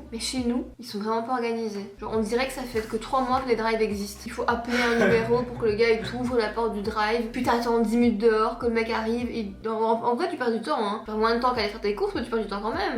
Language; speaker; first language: French; native; French